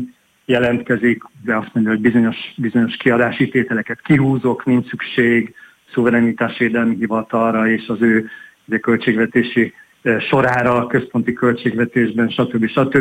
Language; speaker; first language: Hungarian; native; Hungarian